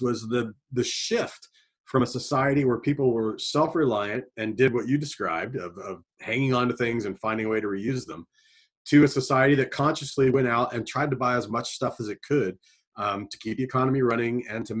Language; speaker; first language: English; native; English